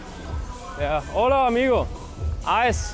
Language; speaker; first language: Spanish; non-native, learner; German